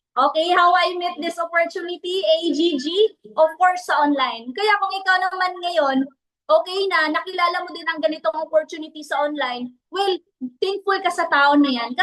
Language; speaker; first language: Filipino; non-native, local second language; Cebuano